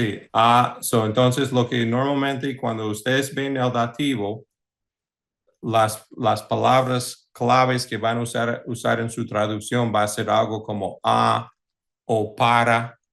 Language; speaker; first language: Spanish; early bilingual, heritage; English